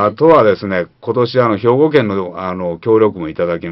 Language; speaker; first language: Japanese; native; Japanese